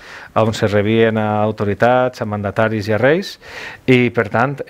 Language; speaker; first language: Catalan; native; Catalan